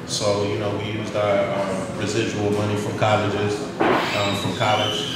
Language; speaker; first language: English; native; English